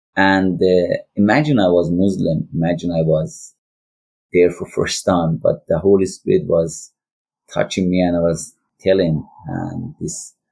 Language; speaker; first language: English; non-native, learner; Persian